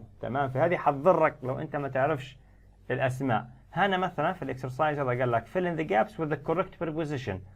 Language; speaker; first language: Arabic; native; Arabic